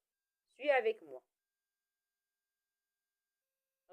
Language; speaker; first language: French; non-native, local second language; Arabic